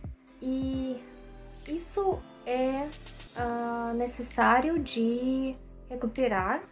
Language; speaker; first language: Portuguese; non-native, learner; Russian